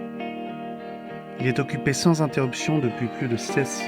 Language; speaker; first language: French; native; French